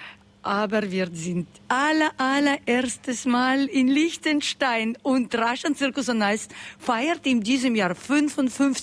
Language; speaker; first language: German; non-native, fluent; Russian